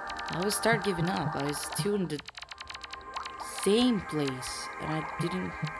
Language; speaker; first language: English; non-native, learner; Portuguese